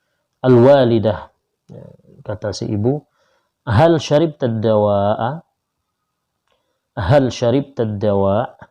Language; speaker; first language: Arabic; non-native, fluent; Indonesian